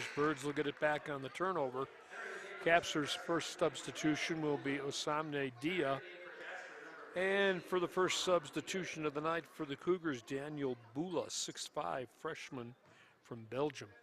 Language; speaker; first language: English; native; English